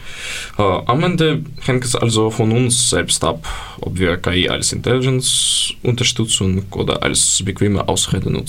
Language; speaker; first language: German; non-native, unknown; Ukrainian